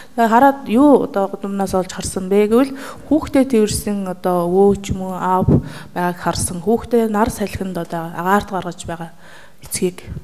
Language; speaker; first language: Mongolian; native; Mongolian